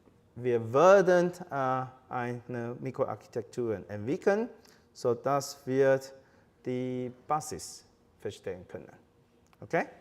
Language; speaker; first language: German; non-native, fluent; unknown